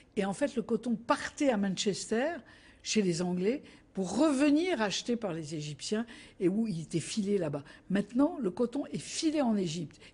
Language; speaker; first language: French; native; French